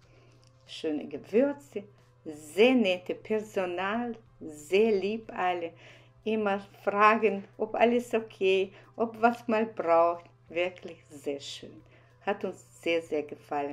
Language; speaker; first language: German; non-native, fluent; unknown